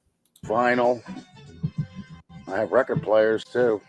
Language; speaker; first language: English; native; English